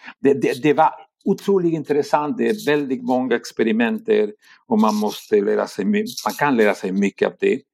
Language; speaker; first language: Swedish; non-native, fluent; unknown